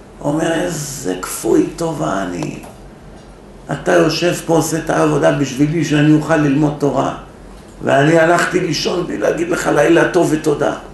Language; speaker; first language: Hebrew; native; Hebrew